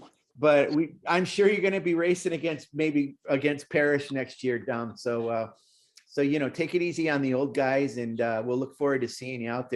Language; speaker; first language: English; native; English